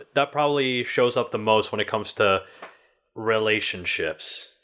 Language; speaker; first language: English; early bilingual, other home language; Spanish